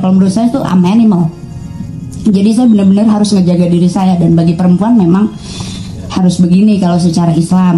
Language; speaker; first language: Indonesian; native; Indonesian